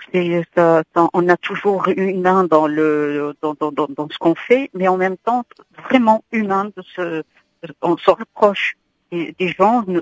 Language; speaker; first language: French; non-native, local second language; Arabic